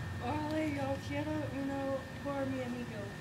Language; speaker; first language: Spanish; non-native, learner; English